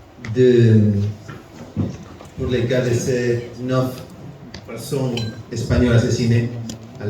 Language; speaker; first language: French; non-native, learner; Spanish